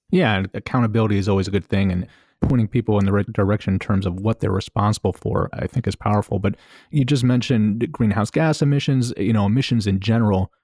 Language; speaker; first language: English; native; English